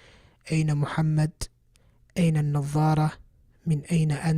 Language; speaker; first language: Arabic; non-native, fluent; English